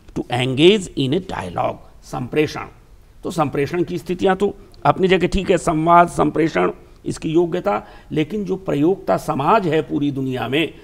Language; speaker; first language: Hindi; native; Hindi